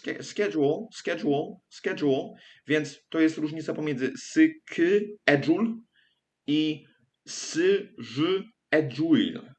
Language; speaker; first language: Polish; early bilingual, heritage; English